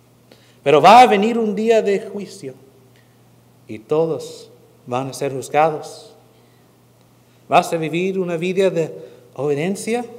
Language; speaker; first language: Spanish; non-native, fluent; English